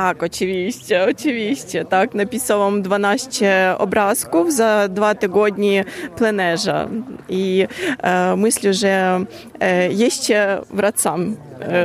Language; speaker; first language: Polish; non-native, learner; Ukrainian